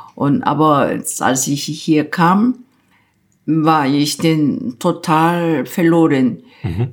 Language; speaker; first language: German; non-native, fluent; Korean